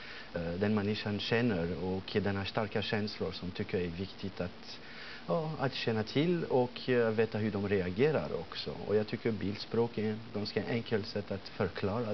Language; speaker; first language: Swedish; non-native, fluent; French